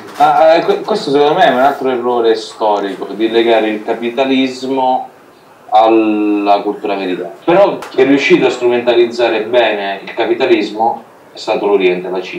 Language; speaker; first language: Italian; native; Italian